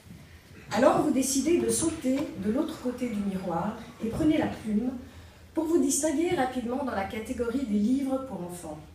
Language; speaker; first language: French; native; French